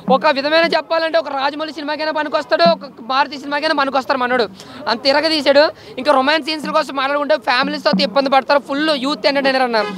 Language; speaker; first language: Telugu; native; Telugu